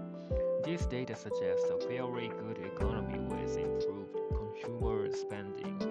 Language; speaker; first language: English; non-native, learner; Japanese